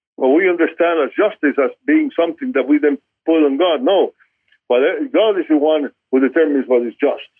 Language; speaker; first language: English; non-native, fluent; Spanish